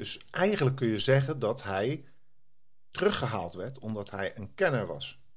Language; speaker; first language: Dutch; native; Dutch